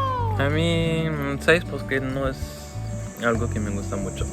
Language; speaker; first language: Spanish; non-native, fluent; French